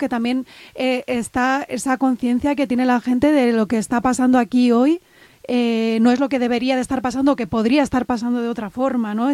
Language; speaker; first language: Spanish; native; Spanish